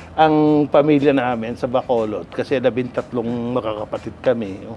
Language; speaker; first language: Filipino; non-native, local second language; Hiligaynon